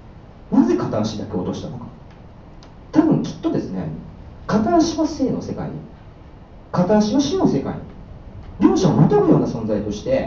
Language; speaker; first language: Japanese; native; Japanese